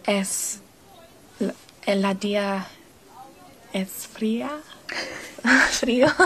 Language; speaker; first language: Spanish; non-native, learner; English